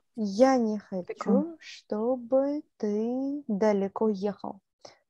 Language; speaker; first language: Russian; non-native, fluent; French